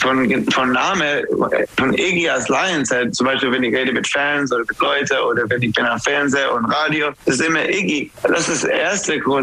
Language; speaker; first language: German; non-native, fluent; English